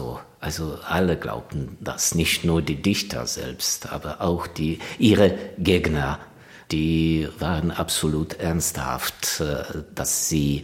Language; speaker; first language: German; non-native, fluent; Ukrainian